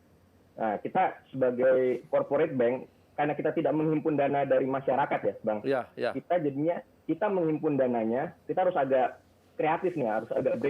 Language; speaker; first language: Indonesian; native; Indonesian